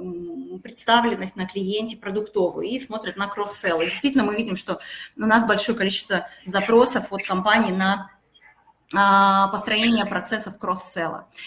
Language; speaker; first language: Russian; native; Russian